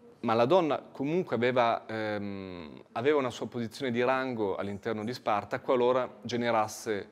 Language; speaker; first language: Italian; native; Italian